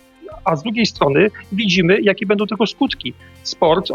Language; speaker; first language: Polish; native; Polish